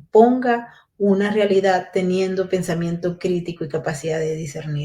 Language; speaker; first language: Spanish; native; Spanish